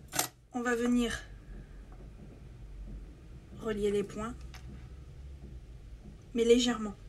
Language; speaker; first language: French; native; French